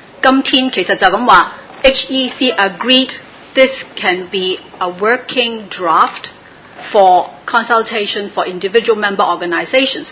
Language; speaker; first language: English; non-native, local second language; Cantonese